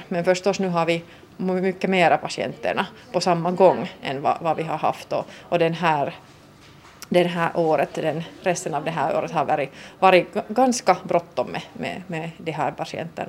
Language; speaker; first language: Swedish; non-native, local second language; Finnish